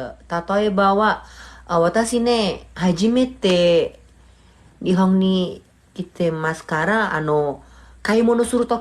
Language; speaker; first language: Japanese; non-native, learner; Indonesian